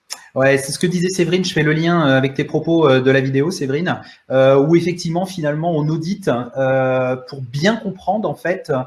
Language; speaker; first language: French; native; French